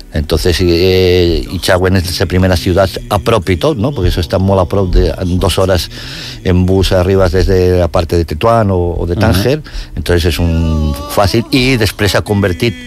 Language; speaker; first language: Catalan; non-native, local second language; Spanish